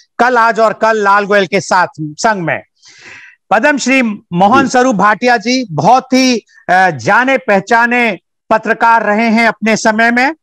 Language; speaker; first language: Hindi; native; Hindi